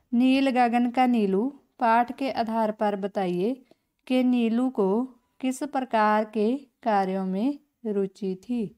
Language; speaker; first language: Hindi; non-native, local second language; Punjabi